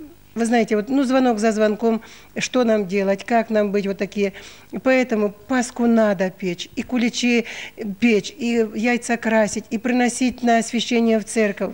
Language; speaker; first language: Russian; native; Russian